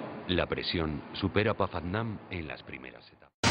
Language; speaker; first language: Spanish; native; Spanish